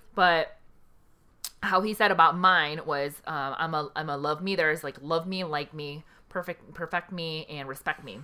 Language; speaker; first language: English; early bilingual, other home language; Korean